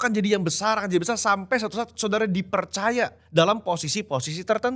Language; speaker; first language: Indonesian; native; Indonesian